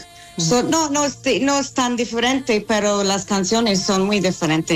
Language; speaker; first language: Spanish; non-native, fluent; English